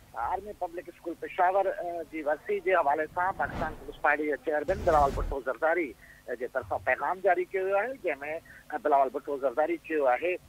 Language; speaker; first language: Urdu; non-native, local second language; Sindhi